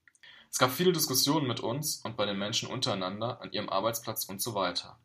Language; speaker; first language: German; native; German